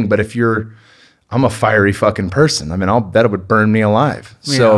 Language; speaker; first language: English; native; English